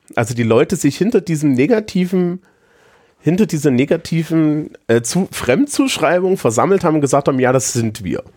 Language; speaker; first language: German; native; German